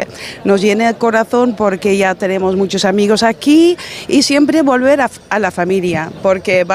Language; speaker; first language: Spanish; non-native, fluent; Dutch